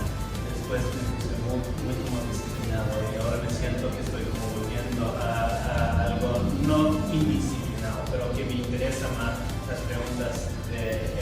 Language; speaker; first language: Spanish; non-native, fluent; English